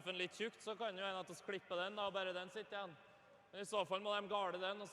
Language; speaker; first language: Norwegian; native; Norwegian